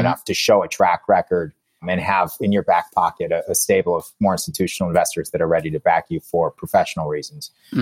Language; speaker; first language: English; native; English